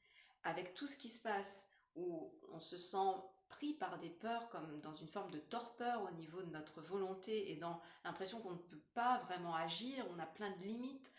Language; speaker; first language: French; native; French